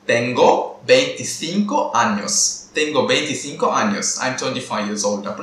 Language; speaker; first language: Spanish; non-native, fluent; Tamil